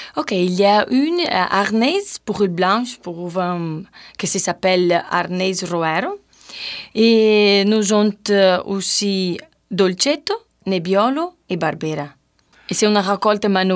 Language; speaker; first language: French; non-native, learner; Italian